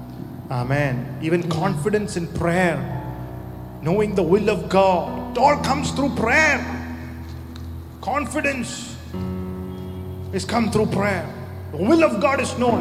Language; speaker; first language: English; non-native, local second language; Malayalam